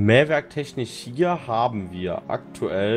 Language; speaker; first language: German; native; German